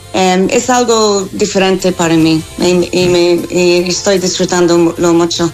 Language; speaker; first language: Spanish; non-native, fluent; English